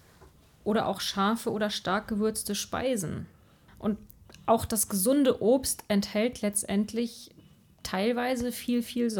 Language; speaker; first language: German; native; German